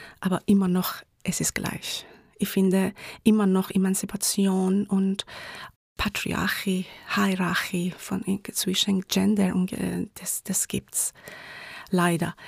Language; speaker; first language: German; non-native, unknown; Persian